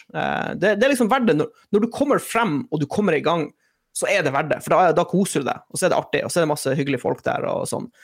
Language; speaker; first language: Norwegian; native; Norwegian